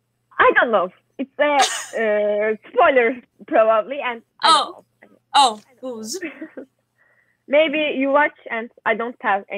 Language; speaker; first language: English; non-native, learner; Turkish